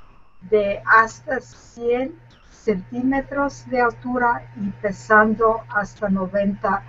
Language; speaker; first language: Spanish; non-native, learner; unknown